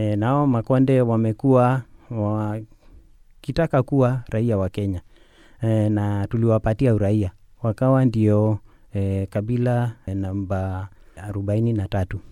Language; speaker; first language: Swahili; non-native, local second language; Kamba